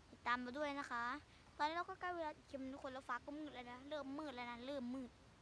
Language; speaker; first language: Thai; native; Thai